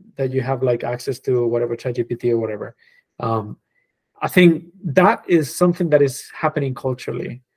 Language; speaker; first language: English; non-native, fluent; Spanish